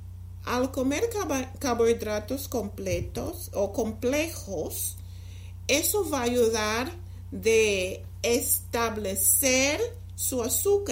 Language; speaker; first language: Spanish; non-native, fluent; English